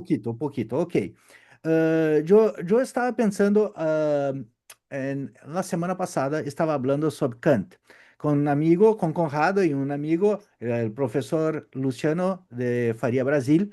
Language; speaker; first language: Spanish; non-native, fluent; Portuguese